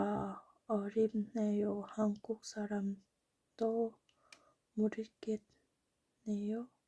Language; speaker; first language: Korean; non-native, learner; Thai